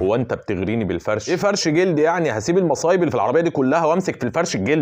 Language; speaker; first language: Arabic; native; Arabic